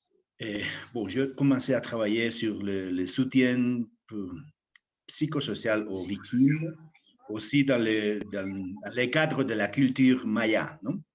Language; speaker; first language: French; non-native, fluent; Spanish